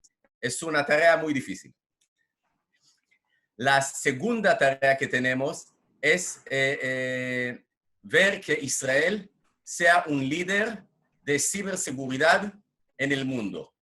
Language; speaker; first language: Spanish; non-native, fluent; Hebrew